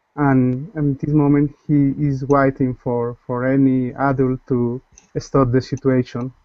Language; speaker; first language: English; non-native, learner; Spanish